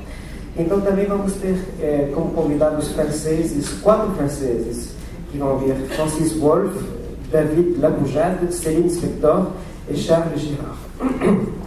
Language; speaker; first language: Portuguese; non-native, fluent; French